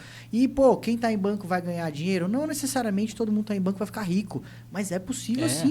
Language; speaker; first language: Portuguese; native; Portuguese